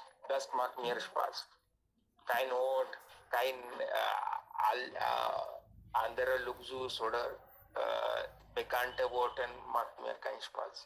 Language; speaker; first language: German; non-native, learner; Hindi